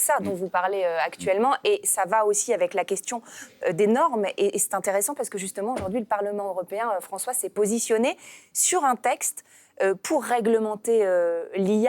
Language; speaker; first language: French; native; French